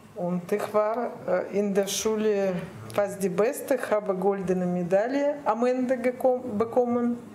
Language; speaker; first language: German; non-native, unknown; Russian